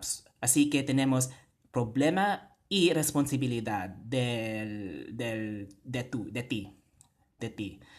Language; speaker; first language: Spanish; non-native, fluent; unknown